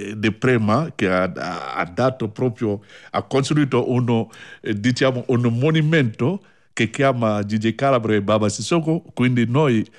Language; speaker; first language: Italian; non-native, learner; Bambara